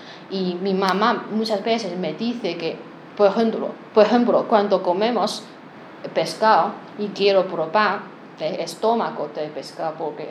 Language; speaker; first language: Spanish; non-native, learner; Chinese